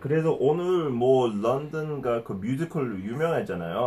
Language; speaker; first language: Korean; non-native, fluent; English